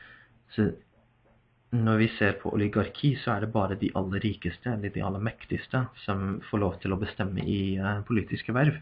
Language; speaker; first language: Norwegian; non-native, fluent; English